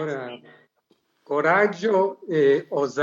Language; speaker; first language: Italian; native; Italian